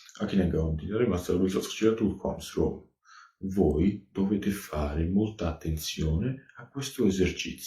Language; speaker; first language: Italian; non-native, fluent; Georgian